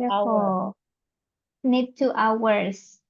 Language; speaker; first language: English; non-native, fluent; Indonesian